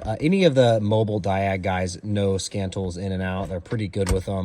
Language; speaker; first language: English; native; English